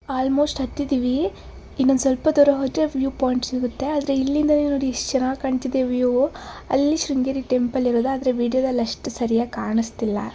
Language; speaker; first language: Kannada; native; Kannada